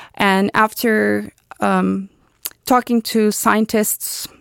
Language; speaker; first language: English; non-native, fluent; Turkish